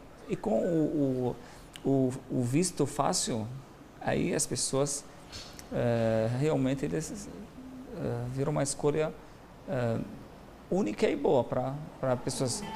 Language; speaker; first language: Portuguese; non-native, fluent; Arabic